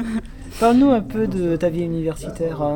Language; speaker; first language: French; native; French